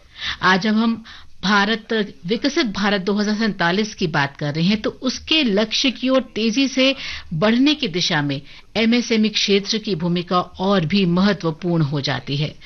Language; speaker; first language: Hindi; native; Hindi